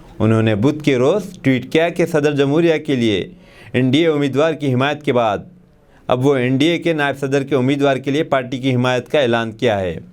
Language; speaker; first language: Urdu; native; Urdu